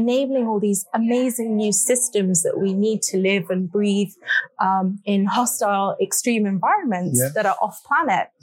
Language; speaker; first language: English; native; English